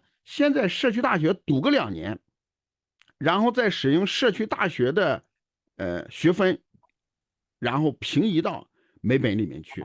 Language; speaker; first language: Chinese; native; Chinese